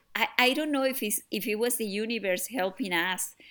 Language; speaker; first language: English; non-native, fluent; Spanish